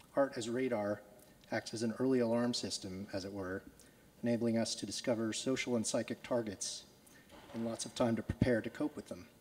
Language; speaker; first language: English; native; English